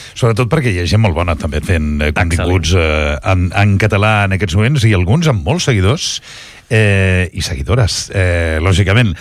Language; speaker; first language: Catalan; native; Catalan